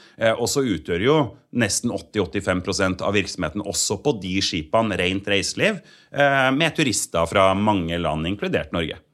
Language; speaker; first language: Norwegian; native; Norwegian